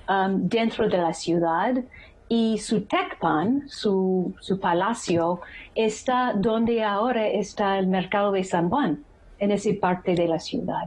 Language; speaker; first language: Spanish; non-native, fluent; English